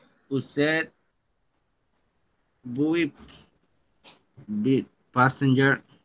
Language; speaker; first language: English; non-native, learner; Spanish